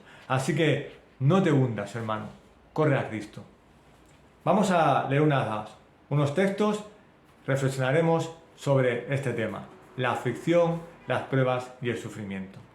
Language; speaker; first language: Spanish; native; Spanish